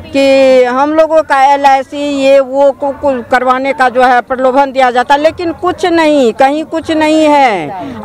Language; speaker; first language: Hindi; native; Hindi